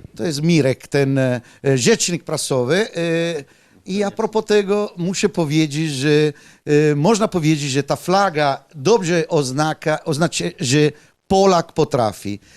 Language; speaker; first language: Polish; non-native, fluent; Italian